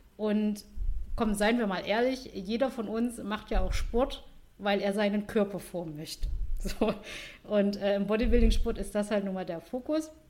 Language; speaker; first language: German; non-native, fluent; Vietnamese